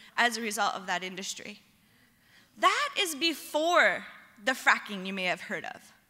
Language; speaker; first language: English; native; English